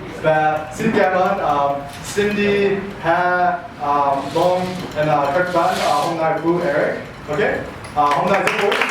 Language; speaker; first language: Vietnamese; non-native, learner; English